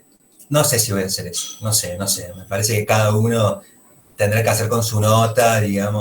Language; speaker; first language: Spanish; native; Spanish